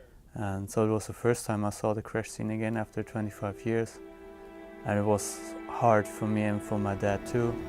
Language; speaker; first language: English; non-native, fluent; German